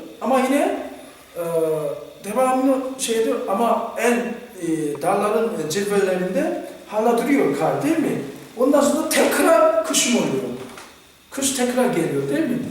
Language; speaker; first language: Turkish; non-native, fluent; Korean